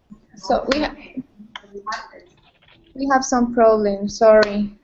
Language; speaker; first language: English; non-native, learner; Spanish